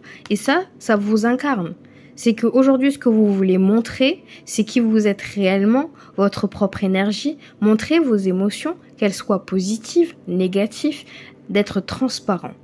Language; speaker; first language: French; native; French